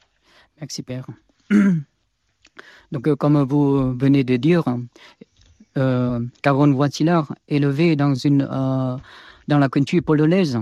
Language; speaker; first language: French; non-native, fluent; Vietnamese